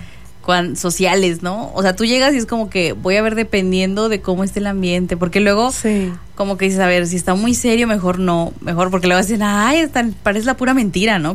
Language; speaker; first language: Spanish; native; Spanish